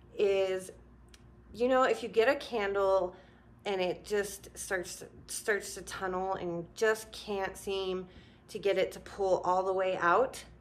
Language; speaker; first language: English; native; English